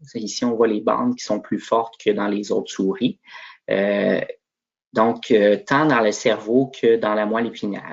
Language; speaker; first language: French; native; French